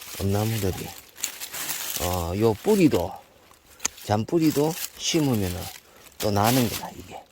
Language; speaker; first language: Korean; native; Korean